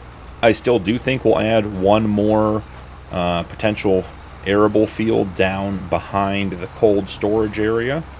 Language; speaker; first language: English; native; English